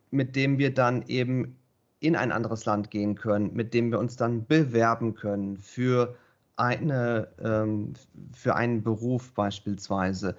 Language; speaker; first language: German; native; German